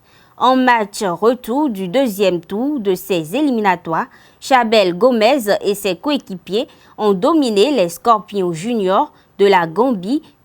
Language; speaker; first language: French; native; French